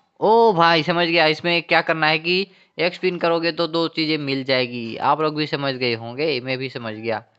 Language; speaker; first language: Hindi; non-native, local second language; Gujarati